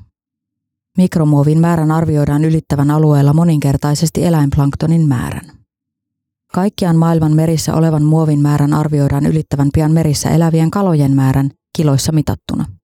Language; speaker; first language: Finnish; native; Finnish